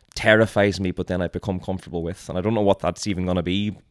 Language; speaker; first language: English; native; English